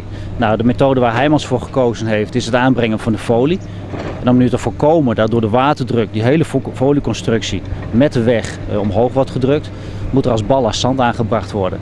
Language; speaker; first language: Dutch; native; Dutch